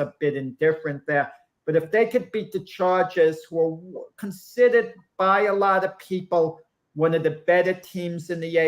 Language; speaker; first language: English; native; English